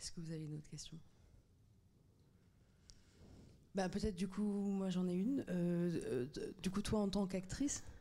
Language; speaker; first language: French; native; French